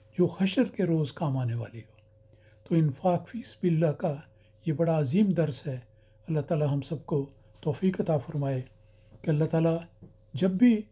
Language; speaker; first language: Urdu; native; Urdu